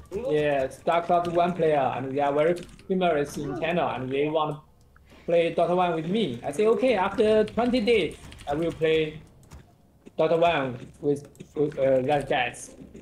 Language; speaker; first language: English; non-native, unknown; Chinese